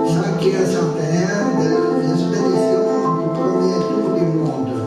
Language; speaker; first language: French; non-native, fluent; Spanish